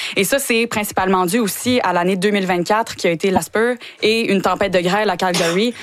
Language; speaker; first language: French; native; French